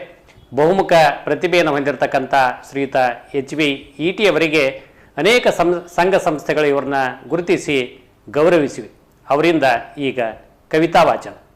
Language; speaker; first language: Kannada; native; Kannada